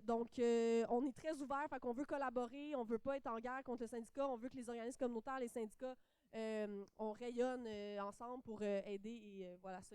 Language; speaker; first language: French; native; French